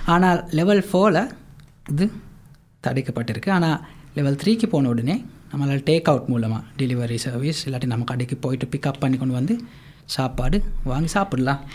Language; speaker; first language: Tamil; non-native, local second language; Sinhala